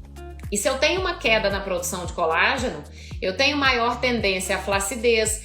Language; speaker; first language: Portuguese; native; Portuguese